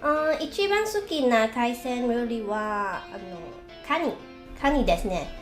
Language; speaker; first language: Japanese; non-native, learner; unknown